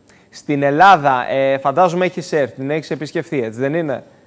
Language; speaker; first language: Greek; native; Greek